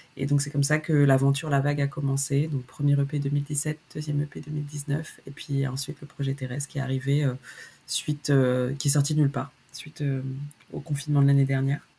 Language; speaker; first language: French; early bilingual, other home language; Chinese